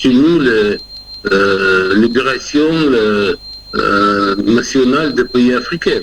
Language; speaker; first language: French; non-native, fluent; Russian